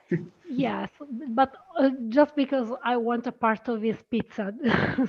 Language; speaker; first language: English; non-native, learner; Italian